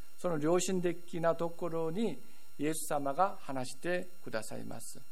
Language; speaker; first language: Japanese; non-native, fluent; Korean